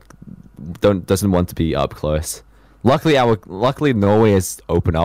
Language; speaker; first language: English; non-native, fluent; Norwegian